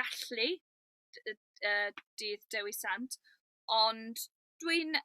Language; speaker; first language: Welsh; non-native, local second language; English